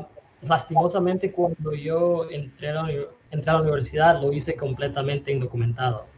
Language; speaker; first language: Spanish; early bilingual, other home language; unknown